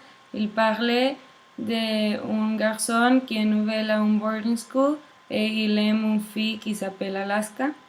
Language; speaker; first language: French; non-native, learner; Spanish